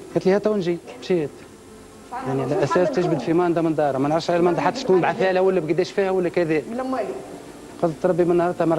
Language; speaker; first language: Arabic; native; Arabic